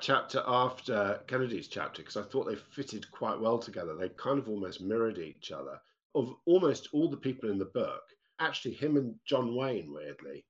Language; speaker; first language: English; native; English